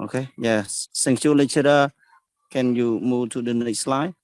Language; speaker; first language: English; non-native, learner; Khmer